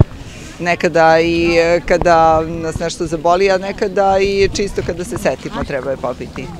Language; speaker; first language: Serbian; native; Serbian